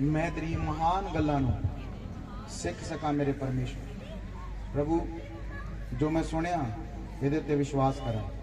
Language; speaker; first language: Hindi; non-native, local second language; Punjabi